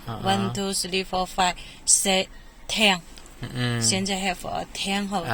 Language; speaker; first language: English; non-native, learner; Chinese